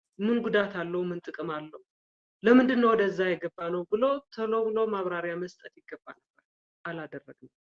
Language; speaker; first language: Amharic; non-native, local second language; Tigrinya